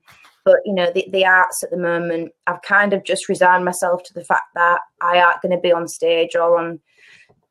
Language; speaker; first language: English; native; English